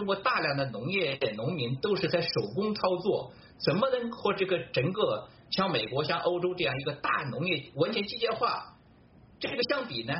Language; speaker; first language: Chinese; native; Chinese